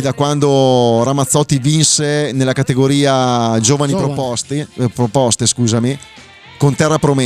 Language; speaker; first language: Italian; native; Italian